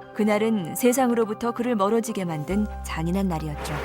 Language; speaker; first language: Korean; native; Korean